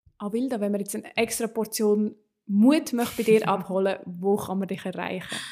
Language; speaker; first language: German; native; German